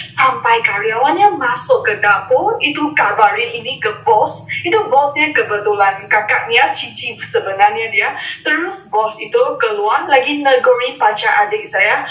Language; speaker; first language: Indonesian; non-native, fluent; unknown